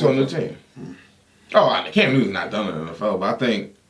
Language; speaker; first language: English; native; English